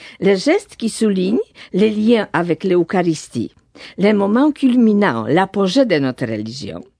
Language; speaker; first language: French; non-native, fluent; Polish